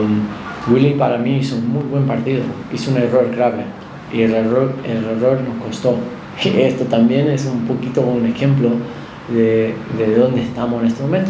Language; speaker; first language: Spanish; non-native, fluent; English